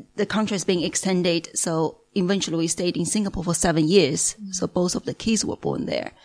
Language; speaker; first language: English; non-native, fluent; Chinese